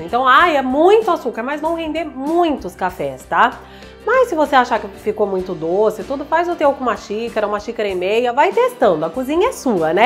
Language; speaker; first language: Portuguese; native; Portuguese